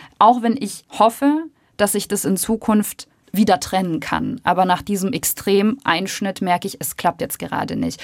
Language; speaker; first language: German; early bilingual, other home language; Russian